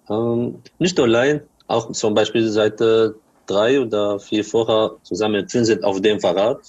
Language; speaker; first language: German; non-native, learner; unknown